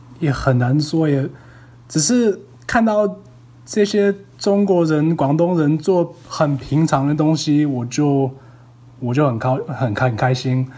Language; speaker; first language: Chinese; early bilingual, heritage; Chinese